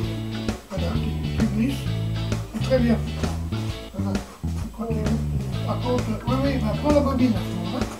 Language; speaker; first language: French; native; French